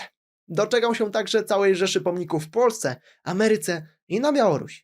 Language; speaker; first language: Polish; native; Polish